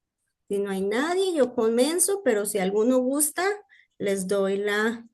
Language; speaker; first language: Spanish; native; Spanish